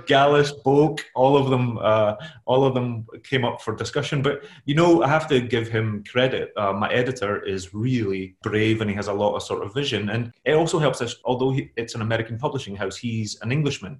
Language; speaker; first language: English; native; English